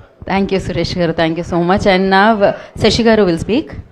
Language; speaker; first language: Telugu; native; Telugu